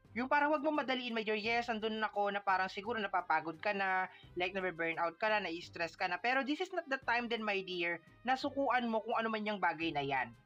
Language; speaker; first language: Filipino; non-native, local second language; Waray